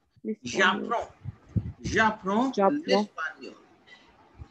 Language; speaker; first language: French; non-native, fluent; Hindi